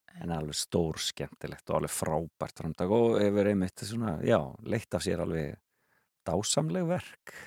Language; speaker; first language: Icelandic; native; Icelandic